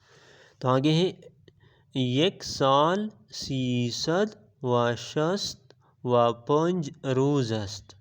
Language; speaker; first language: Persian; non-native, fluent; Urdu